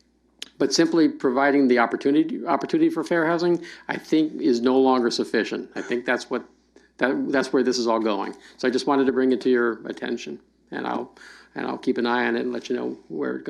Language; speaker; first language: English; native; English